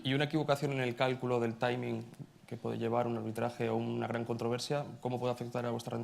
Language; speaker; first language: Spanish; native; Spanish